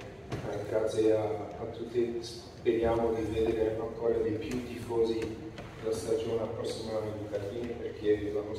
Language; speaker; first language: Italian; non-native, learner; Dutch